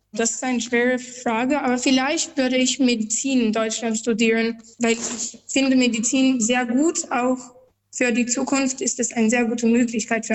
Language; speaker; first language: German; non-native, learner; Albanian